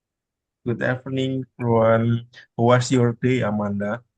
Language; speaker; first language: English; non-native, learner; Indonesian